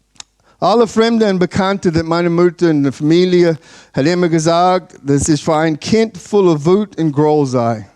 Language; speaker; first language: German; non-native, learner; English